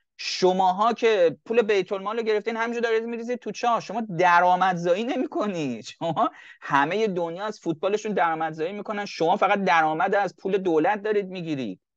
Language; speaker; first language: Persian; native; Persian